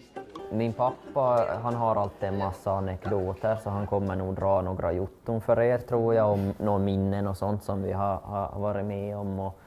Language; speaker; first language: Swedish; native; Swedish